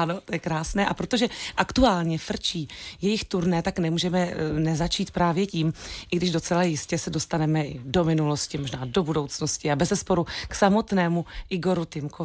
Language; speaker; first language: Czech; native; Czech